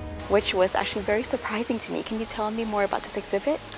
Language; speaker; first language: English; early bilingual, other home language; Vietnamese